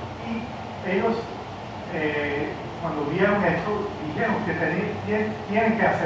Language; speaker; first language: Spanish; early bilingual, heritage; Spanish